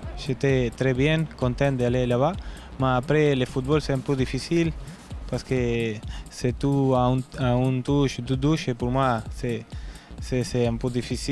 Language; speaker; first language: French; non-native, learner; Spanish